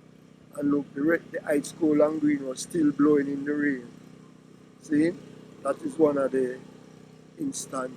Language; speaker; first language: English; native; English